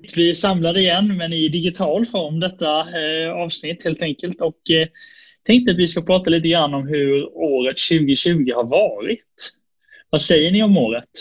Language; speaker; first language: Swedish; native; Swedish